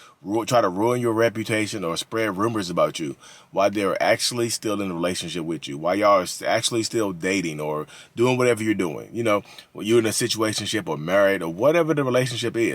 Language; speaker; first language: English; native; English